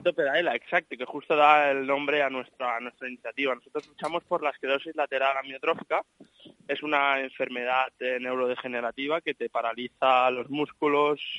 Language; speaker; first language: Spanish; native; Spanish